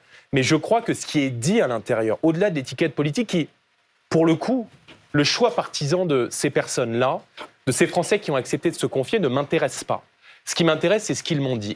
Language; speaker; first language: French; native; French